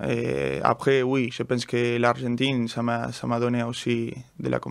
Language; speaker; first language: French; non-native, learner; Spanish